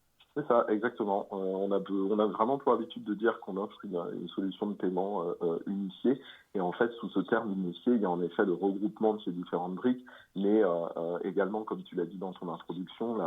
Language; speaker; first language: French; native; French